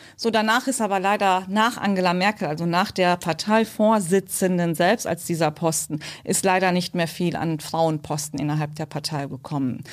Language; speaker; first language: German; early bilingual, other home language; Turkish